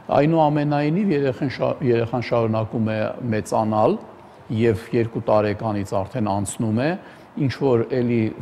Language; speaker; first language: Armenian; native; Armenian